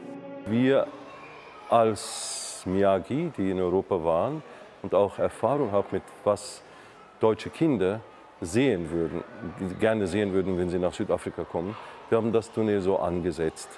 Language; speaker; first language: German; non-native, fluent; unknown